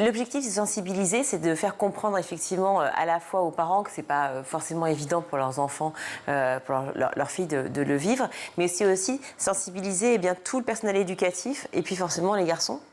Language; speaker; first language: French; native; French